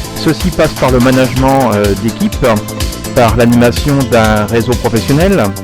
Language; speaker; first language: French; native; French